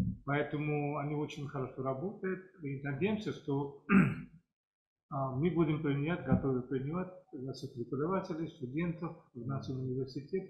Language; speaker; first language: Russian; non-native, fluent; Assamese